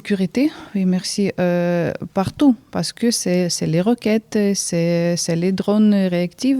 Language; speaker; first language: French; early bilingual, heritage; Ukrainian